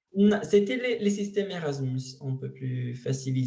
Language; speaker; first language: French; non-native, learner; Italian